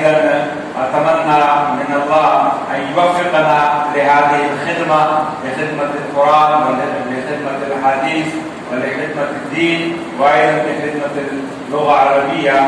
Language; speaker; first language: Arabic; non-native, learner; Urdu